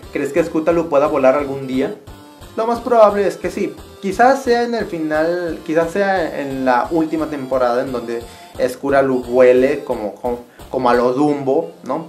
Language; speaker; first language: Spanish; native; Spanish